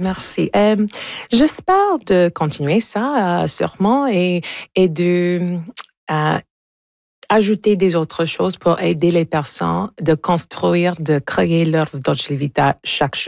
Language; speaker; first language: French; early bilingual, heritage; English